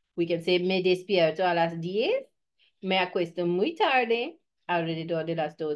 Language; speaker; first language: Spanish; non-native, fluent; English